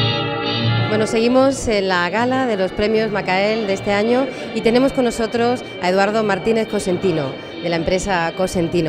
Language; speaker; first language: Spanish; native; Spanish